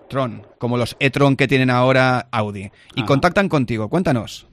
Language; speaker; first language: Spanish; native; Spanish